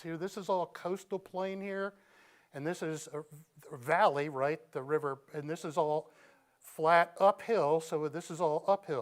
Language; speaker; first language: English; native; English